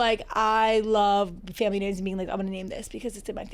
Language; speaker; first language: English; native; English